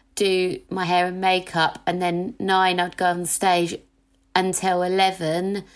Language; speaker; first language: English; native; English